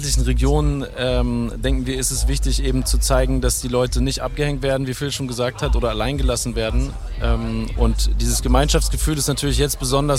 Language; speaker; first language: German; native; German